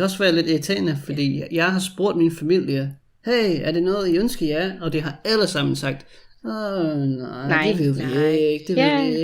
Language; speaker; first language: Danish; non-native, fluent; English